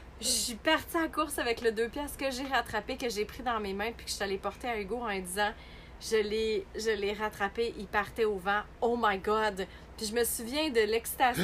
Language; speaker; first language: French; native; French